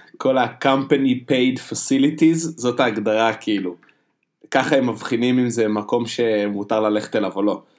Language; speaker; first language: Hebrew; native; Hebrew